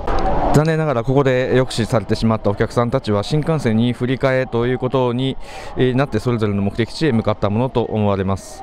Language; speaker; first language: Japanese; native; Japanese